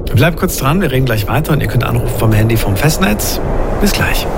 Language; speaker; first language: German; native; German